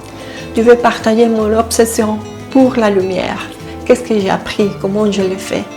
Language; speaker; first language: French; non-native, fluent; Spanish